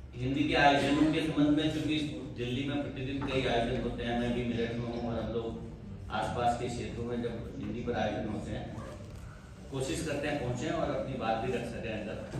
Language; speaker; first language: Hindi; native; Hindi